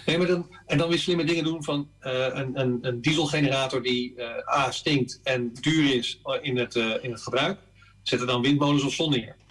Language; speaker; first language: Dutch; native; Dutch